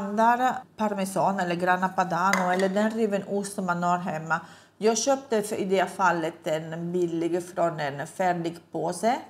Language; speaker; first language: Swedish; non-native, fluent; Italian